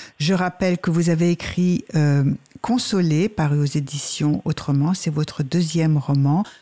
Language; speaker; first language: French; native; French